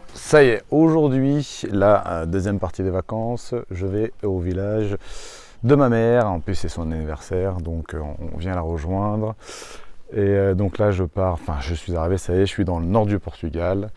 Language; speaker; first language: French; early bilingual, other home language; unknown